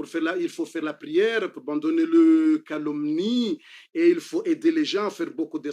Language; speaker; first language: French; non-native, fluent; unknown